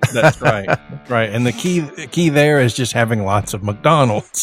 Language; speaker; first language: English; native; English